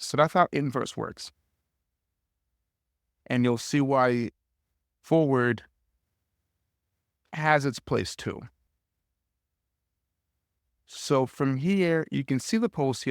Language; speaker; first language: English; native; English